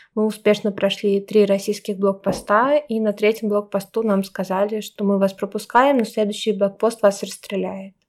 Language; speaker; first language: Russian; native; Russian